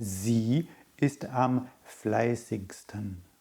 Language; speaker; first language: German; non-native, fluent; English